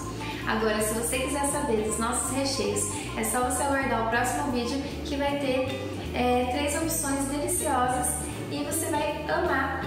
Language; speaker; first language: Portuguese; native; Portuguese